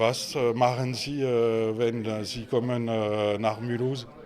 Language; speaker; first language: German; non-native, learner; French